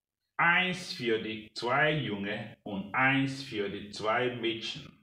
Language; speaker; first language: German; non-native, learner; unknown